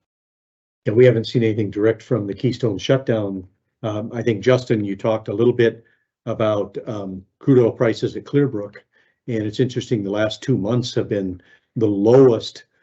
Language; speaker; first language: English; native; English